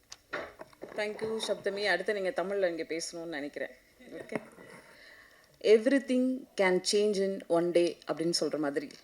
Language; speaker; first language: Tamil; native; Tamil